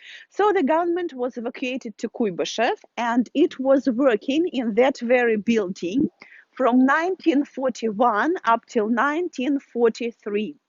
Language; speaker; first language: English; non-native, fluent; Russian